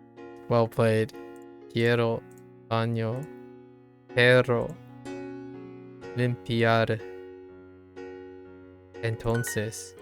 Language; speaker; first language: Spanish; non-native, learner; English